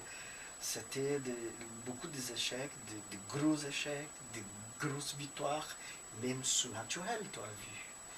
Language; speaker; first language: French; non-native, fluent; Portuguese